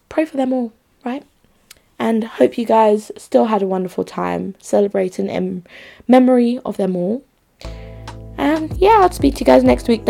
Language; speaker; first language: English; non-native, local second language; Igbo